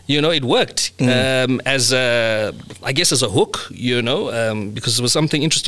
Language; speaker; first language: English; native; English